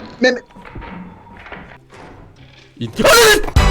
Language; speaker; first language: Turkish; native; Turkish